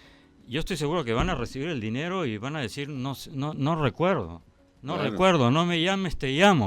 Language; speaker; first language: Spanish; native; Spanish